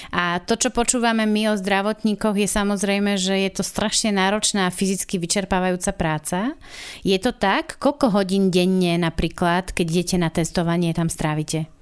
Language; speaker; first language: Slovak; native; Slovak